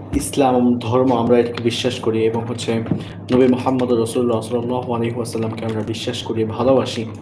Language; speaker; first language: Bangla; native; Bangla